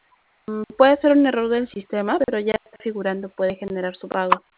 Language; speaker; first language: Spanish; native; Spanish